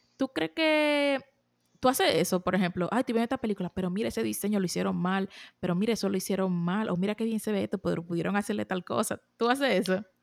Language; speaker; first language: Spanish; native; Spanish